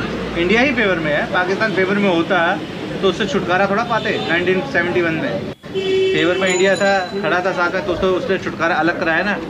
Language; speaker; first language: Hindi; native; Hindi